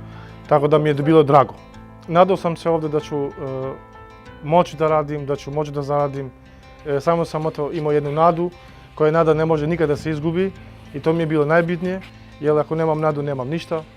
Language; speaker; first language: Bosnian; non-native, local second language; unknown